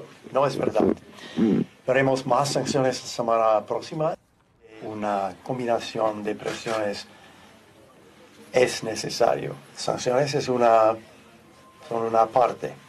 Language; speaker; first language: Spanish; non-native, fluent; English